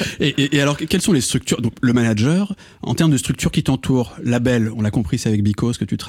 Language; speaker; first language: French; native; French